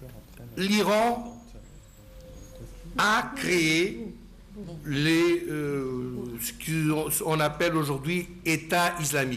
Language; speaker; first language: French; non-native, fluent; Portuguese